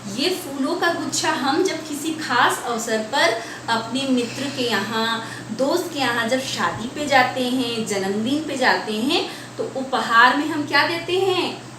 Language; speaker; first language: Hindi; native; Hindi